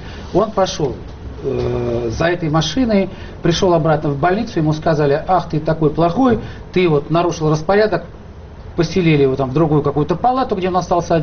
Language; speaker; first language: Russian; native; Russian